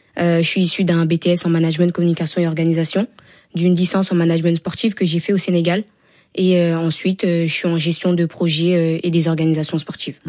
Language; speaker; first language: French; early bilingual, other home language; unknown